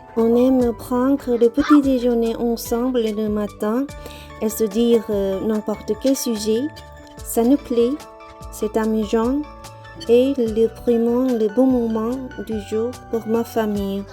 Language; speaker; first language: French; non-native, learner; Korean